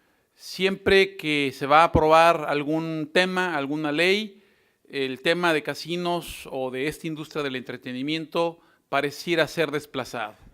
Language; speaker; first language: Spanish; native; Spanish